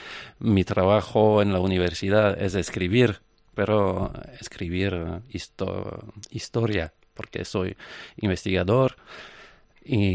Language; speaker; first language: Spanish; non-native, fluent; French